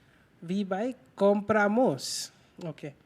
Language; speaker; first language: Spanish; non-native, learner; Hindi